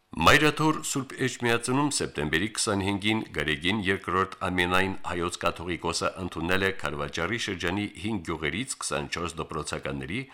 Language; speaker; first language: Armenian; native; Armenian